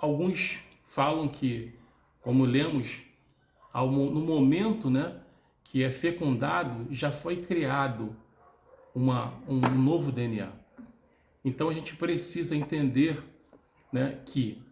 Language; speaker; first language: Portuguese; native; Portuguese